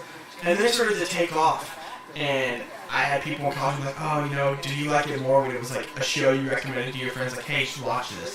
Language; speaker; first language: English; native; English